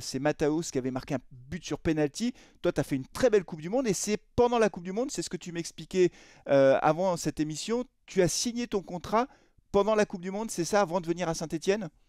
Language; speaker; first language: French; native; French